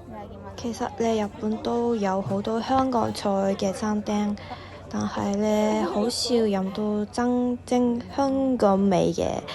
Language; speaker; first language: Cantonese; non-native, learner; Japanese